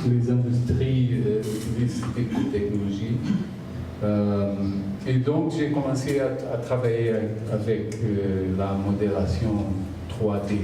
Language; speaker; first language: French; non-native, fluent; Portuguese